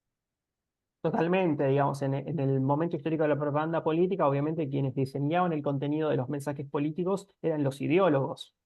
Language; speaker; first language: Spanish; native; Spanish